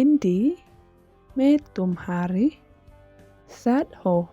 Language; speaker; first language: Hindi; non-native, local second language; Khasi